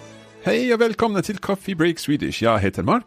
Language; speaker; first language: Swedish; non-native, learner; English